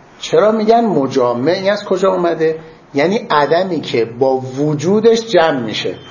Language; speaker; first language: Persian; non-native, local second language; Azerbaijani